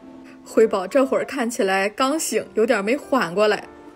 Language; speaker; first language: Chinese; native; Chinese